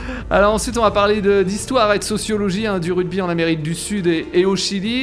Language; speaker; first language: French; native; French